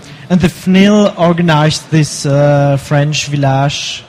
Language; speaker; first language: English; non-native, fluent; German